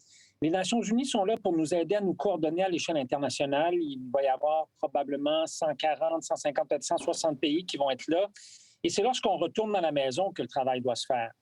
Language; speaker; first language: French; native; French